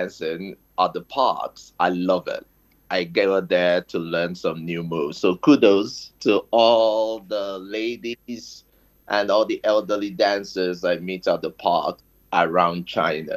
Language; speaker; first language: English; non-native, local second language; Igbo